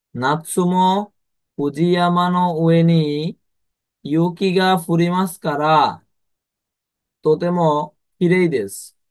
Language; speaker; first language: Japanese; non-native, fluent; Bangla